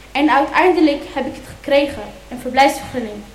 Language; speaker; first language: Dutch; early bilingual, other home language; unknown